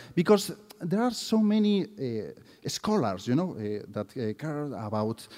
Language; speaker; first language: English; non-native, fluent; Spanish